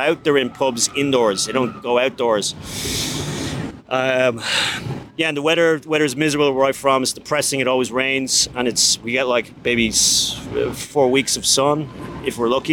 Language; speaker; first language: English; native; English